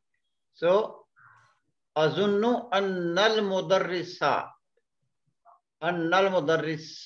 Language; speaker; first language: Arabic; non-native, fluent; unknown